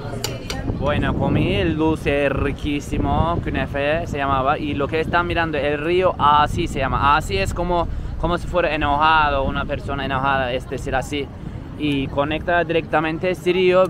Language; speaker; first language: Spanish; non-native, fluent; Turkish